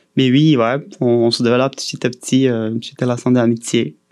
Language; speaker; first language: French; non-native, fluent; Portuguese